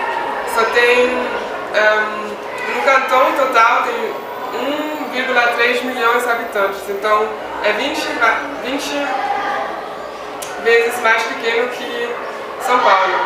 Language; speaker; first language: Portuguese; non-native, fluent; Swiss German